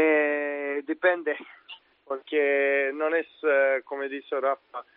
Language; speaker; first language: Spanish; non-native, learner; Serbian